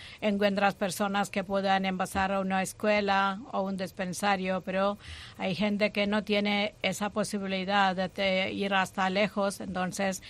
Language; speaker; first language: Spanish; non-native, fluent; Malayalam